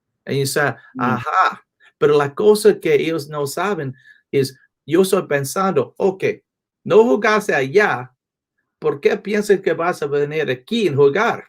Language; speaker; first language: Spanish; non-native, learner; English